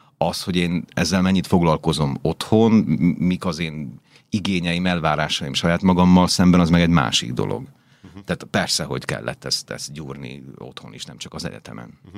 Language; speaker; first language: Hungarian; native; Hungarian